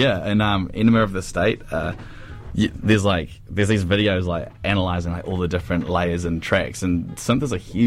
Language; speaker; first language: English; native; English